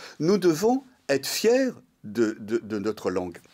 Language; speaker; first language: French; native; French